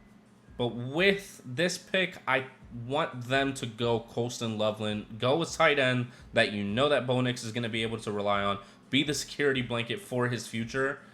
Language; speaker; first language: English; native; English